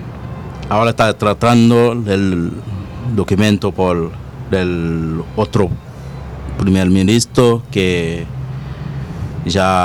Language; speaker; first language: Spanish; non-native, learner; Haitian Creole